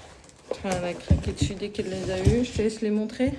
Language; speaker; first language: French; native; French